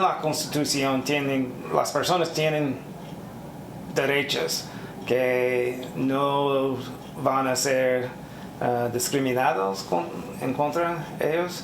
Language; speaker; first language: Spanish; non-native, learner; English